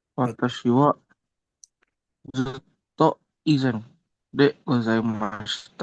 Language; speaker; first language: Japanese; non-native, learner; Indonesian